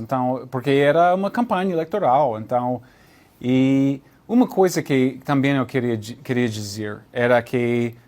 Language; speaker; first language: Portuguese; non-native, learner; English